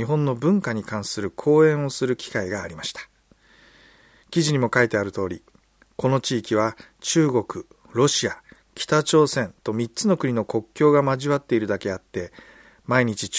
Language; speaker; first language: Japanese; native; Japanese